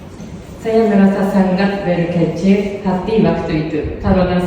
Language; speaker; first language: Indonesian; non-native, fluent; Japanese